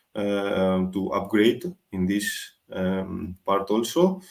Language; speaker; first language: English; non-native, fluent; Greek